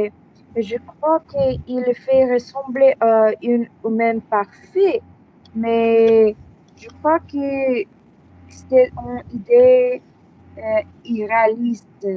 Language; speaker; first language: French; non-native, learner; Spanish